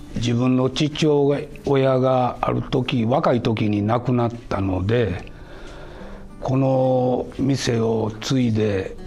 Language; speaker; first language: Japanese; native; Japanese